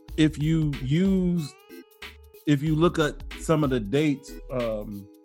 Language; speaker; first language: English; native; English